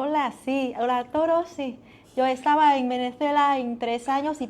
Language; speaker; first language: Spanish; non-native, learner; Vietnamese